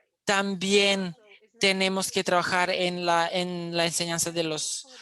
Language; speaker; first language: Spanish; non-native, fluent; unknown